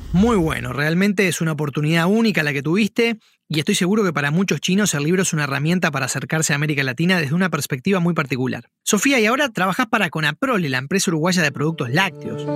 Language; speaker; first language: Spanish; native; Spanish